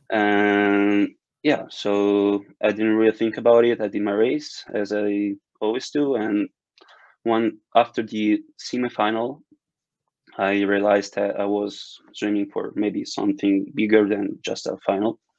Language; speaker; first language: English; non-native, fluent; Italian